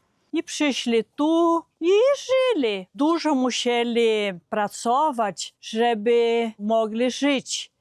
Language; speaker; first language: Polish; early bilingual, heritage; Polish